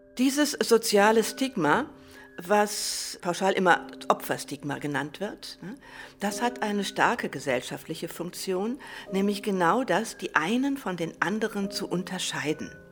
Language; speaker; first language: German; native; German